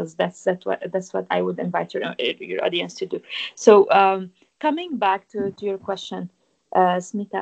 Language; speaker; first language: English; non-native, fluent; Arabic